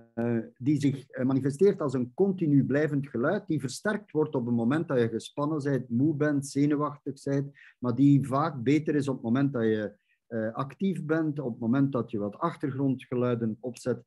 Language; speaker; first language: Dutch; native; Dutch